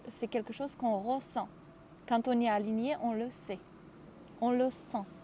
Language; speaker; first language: French; non-native, fluent; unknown